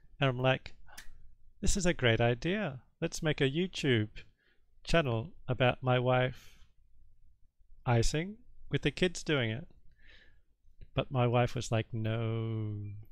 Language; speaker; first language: English; native; English